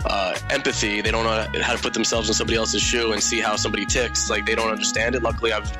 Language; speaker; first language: English; native; English